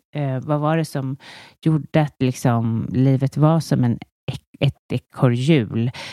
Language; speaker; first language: Swedish; native; Swedish